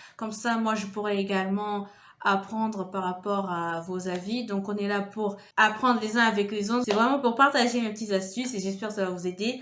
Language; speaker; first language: French; non-native, fluent; Portuguese